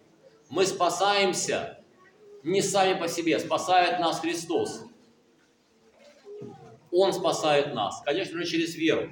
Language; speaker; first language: Russian; native; Russian